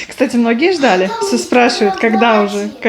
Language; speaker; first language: Russian; native; Russian